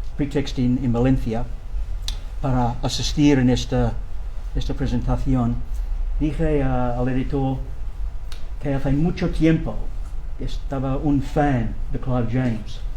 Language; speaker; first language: Spanish; non-native, learner; English